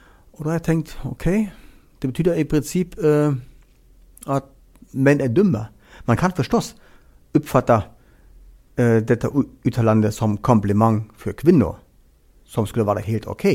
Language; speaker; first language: Swedish; non-native, fluent; German